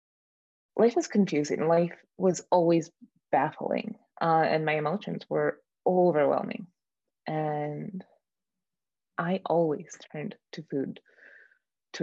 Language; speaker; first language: English; native; English